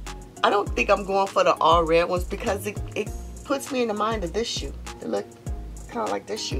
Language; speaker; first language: English; native; English